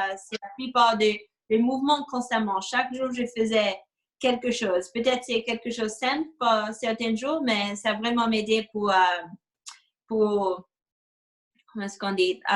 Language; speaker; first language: French; non-native, fluent; English